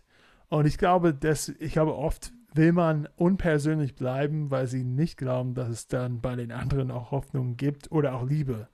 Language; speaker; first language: German; non-native, fluent; English